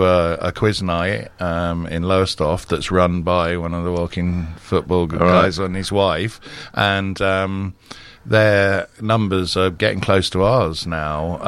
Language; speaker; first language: English; native; English